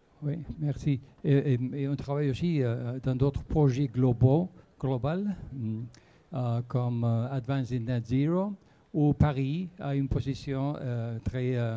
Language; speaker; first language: French; non-native, fluent; Spanish